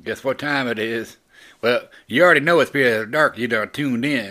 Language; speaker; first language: English; native; English